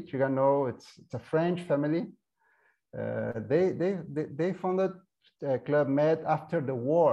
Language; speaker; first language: English; non-native, fluent; Portuguese